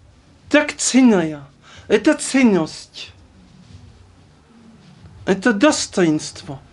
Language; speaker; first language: Russian; non-native, learner; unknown